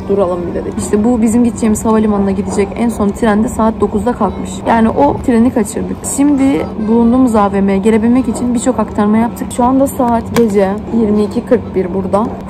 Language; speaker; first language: Turkish; native; Turkish